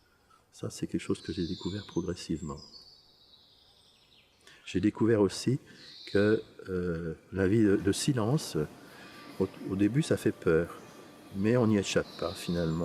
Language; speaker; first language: French; native; French